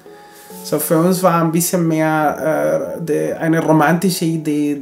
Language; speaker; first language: German; non-native, fluent; Spanish